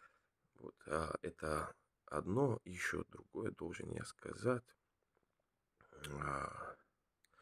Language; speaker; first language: Russian; non-native, learner; Bulgarian